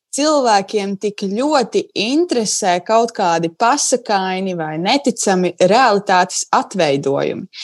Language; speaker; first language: Latvian; native; Latvian